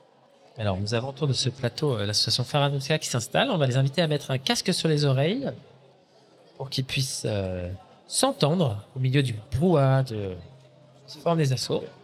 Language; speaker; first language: French; native; French